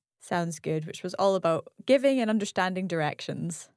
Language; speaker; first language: English; native; English